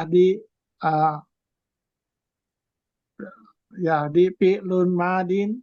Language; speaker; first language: Arabic; non-native, learner; Indonesian